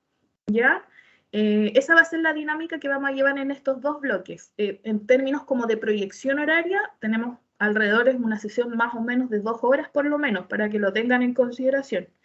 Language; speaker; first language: Spanish; native; Spanish